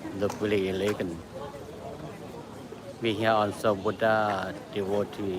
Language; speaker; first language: English; non-native, learner; Thai